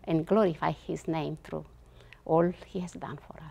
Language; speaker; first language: English; non-native, fluent; Romanian